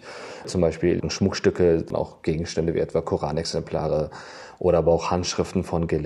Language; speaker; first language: German; native; German